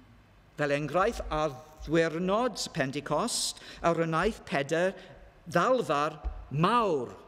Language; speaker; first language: Welsh; non-native, learner; English